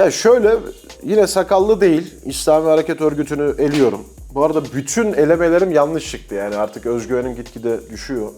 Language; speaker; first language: Turkish; native; Turkish